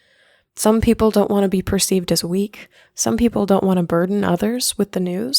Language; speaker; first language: English; native; English